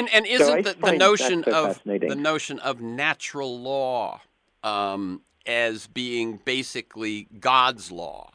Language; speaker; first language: English; native; English